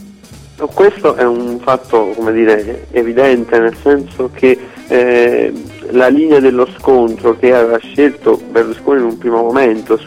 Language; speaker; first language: Italian; native; Italian